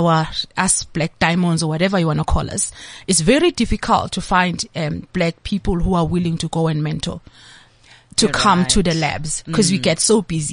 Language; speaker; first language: English; non-native, local second language; Zulu